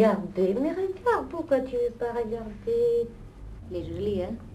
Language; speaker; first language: French; non-native, fluent; Italian